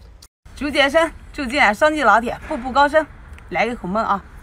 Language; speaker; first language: Chinese; native; Chinese